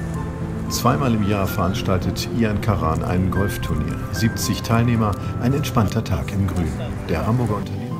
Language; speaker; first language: German; native; German